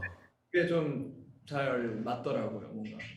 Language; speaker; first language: Korean; native; Korean